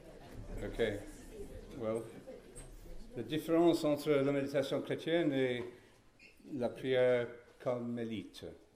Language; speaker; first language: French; non-native, fluent; English